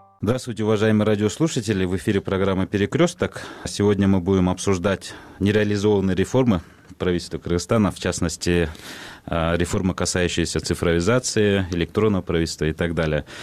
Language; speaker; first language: Russian; non-native, local second language; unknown